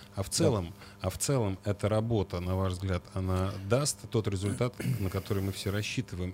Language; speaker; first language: Russian; native; Russian